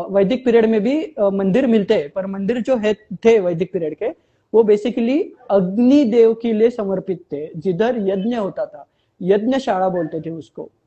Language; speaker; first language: Hindi; non-native, local second language; Marathi